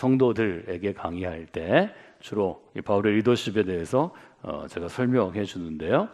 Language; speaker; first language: Korean; native; Korean